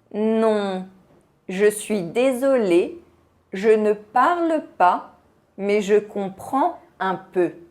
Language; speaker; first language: French; non-native, fluent; Portuguese